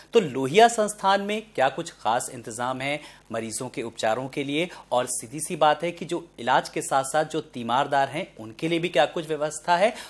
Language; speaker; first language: Hindi; native; Hindi